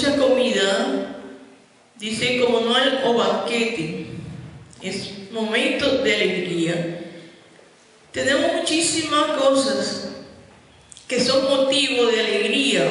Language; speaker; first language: Spanish; native; Spanish